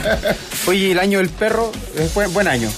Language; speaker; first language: Spanish; native; Spanish